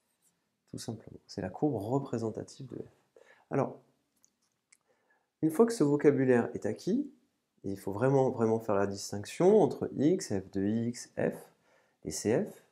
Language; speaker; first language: French; native; French